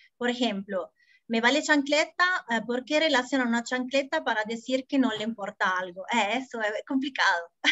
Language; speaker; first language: Spanish; non-native, fluent; Italian